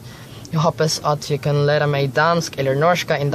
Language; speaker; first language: Swedish; non-native, learner; Filipino